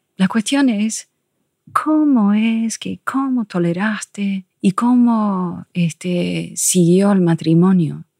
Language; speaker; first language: Spanish; non-native, fluent; English